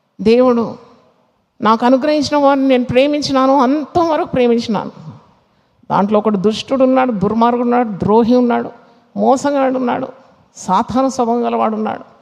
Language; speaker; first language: Telugu; non-native, fluent; Malayalam